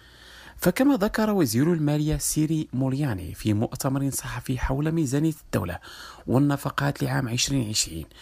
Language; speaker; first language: Arabic; non-native, fluent; Indonesian